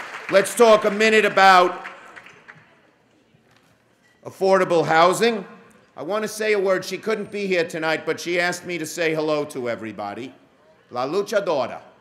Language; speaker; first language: English; native; English